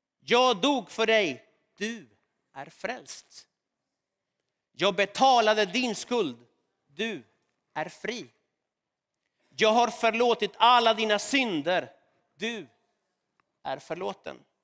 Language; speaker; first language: Swedish; non-native, fluent; Spanish